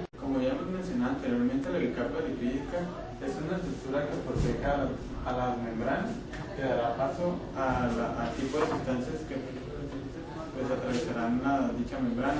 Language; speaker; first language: Spanish; native; Spanish